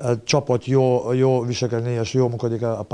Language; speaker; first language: Hungarian; non-native, learner; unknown